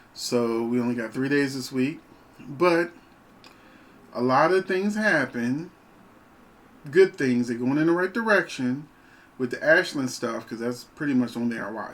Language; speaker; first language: English; native; English